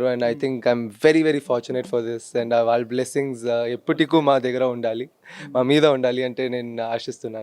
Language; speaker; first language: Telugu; non-native, fluent; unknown